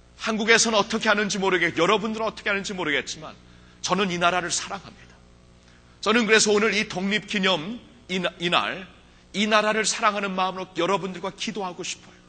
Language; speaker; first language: Korean; early bilingual, heritage; Korean